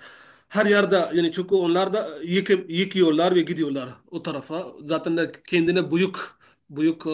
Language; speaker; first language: Turkish; non-native, learner; Urdu